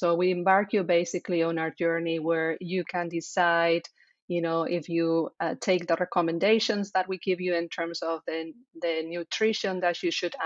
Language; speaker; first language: English; non-native, fluent; Spanish